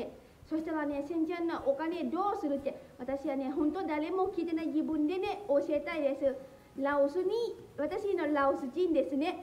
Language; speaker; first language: Japanese; non-native, learner; Lao